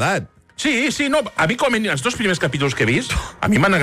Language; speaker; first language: Catalan; native; Catalan